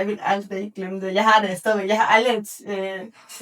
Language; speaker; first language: Danish; non-native, learner; Spanish